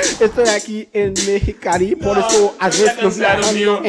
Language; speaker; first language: Spanish; non-native, learner; Haitian Creole